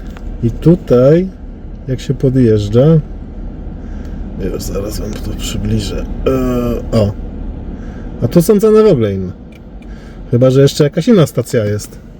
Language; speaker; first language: Polish; native; Polish